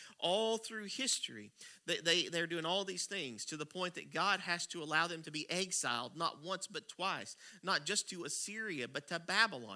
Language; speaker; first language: English; native; English